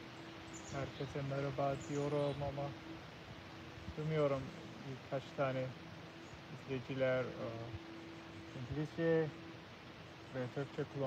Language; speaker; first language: Turkish; non-native, learner; English